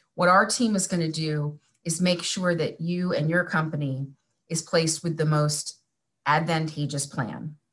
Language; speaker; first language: English; native; English